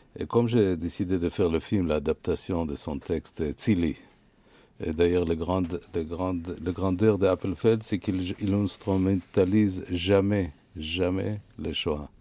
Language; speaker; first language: French; non-native, fluent; Hebrew